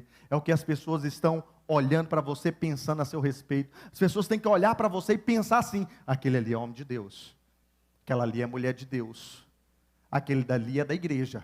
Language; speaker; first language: Portuguese; native; Portuguese